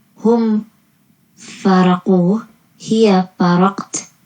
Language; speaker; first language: Arabic; non-native, learner; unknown